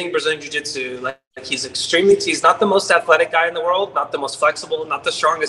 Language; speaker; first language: English; native; English